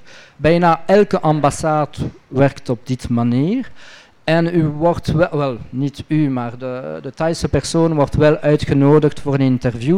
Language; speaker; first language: Dutch; non-native, local second language; French